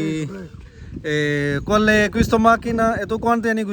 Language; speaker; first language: Italian; non-native, learner; Urdu